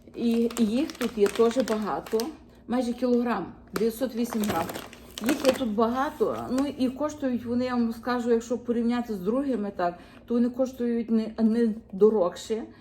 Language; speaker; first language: Ukrainian; native; Ukrainian